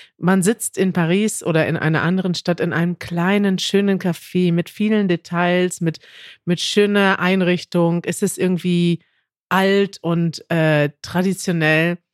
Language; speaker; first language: German; native; German